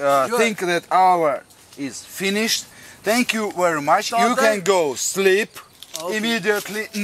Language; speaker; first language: English; non-native, learner; Russian